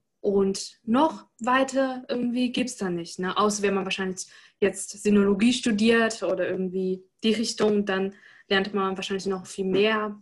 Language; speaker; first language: German; non-native, fluent; Chinese